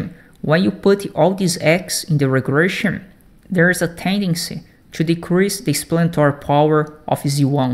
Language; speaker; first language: English; non-native, fluent; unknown